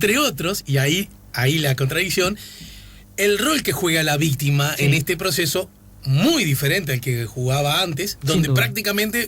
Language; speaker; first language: Spanish; native; Spanish